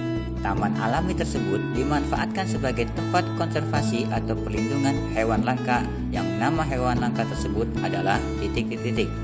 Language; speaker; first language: Indonesian; native; Indonesian